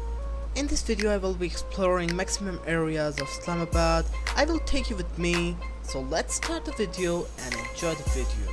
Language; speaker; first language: English; non-native, local second language; Urdu